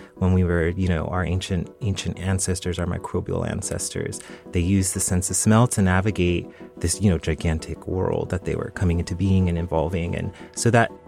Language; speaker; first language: English; native; English